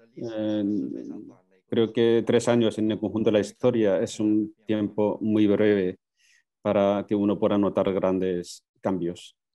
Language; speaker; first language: Spanish; non-native, fluent; Chinese